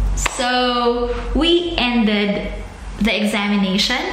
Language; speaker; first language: English; non-native, local second language; Filipino